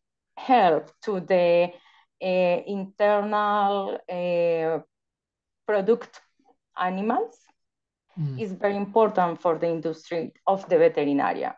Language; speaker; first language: English; non-native, learner; Spanish